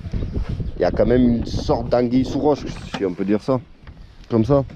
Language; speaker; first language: French; native; French